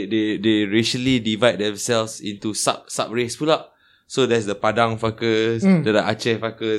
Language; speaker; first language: English; non-native, local second language; Malay